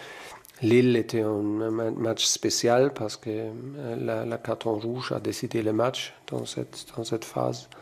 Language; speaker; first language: French; non-native, fluent; German